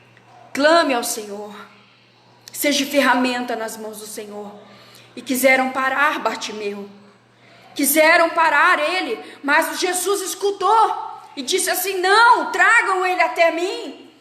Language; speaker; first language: Portuguese; native; Portuguese